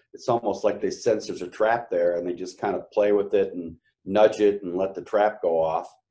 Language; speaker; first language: English; native; English